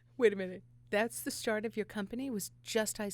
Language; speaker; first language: English; native; English